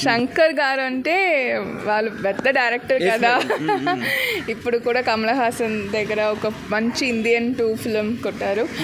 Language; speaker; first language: Telugu; non-native, learner; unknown